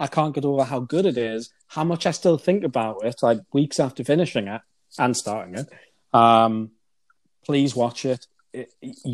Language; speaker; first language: English; native; English